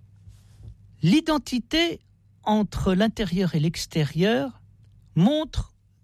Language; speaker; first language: French; native; French